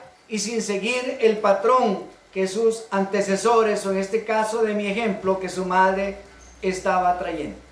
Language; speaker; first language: Spanish; native; Spanish